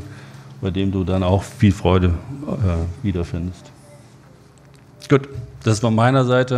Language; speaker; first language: German; native; German